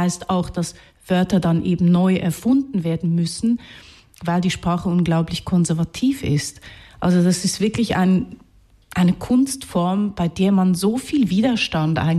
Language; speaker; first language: German; non-native, fluent; Hungarian